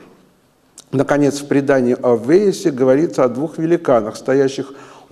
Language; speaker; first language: Russian; native; Russian